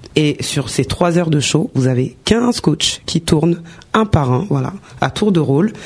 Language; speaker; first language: French; early bilingual, other home language; Wolof